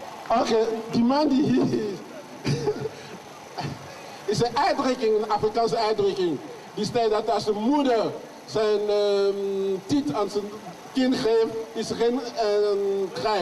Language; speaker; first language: Dutch; non-native, learner; French